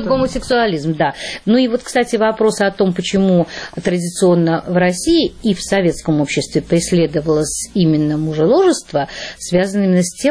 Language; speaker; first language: Russian; native; Russian